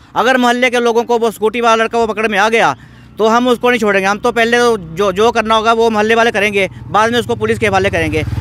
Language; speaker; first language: Hindi; native; Hindi